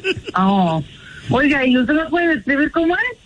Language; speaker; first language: Spanish; native; Spanish